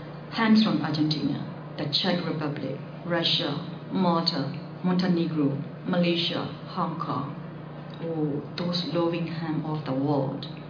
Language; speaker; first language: English; non-native, fluent; Burmese